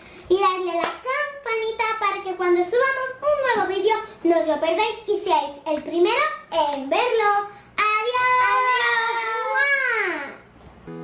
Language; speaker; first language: Spanish; native; Spanish